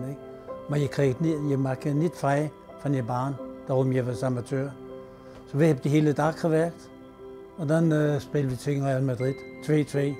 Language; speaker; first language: Dutch; non-native, fluent; Danish